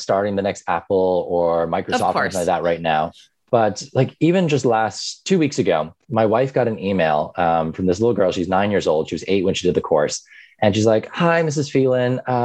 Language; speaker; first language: English; native; English